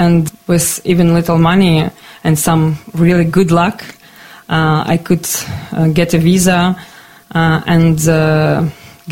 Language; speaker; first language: English; non-native, fluent; Ukrainian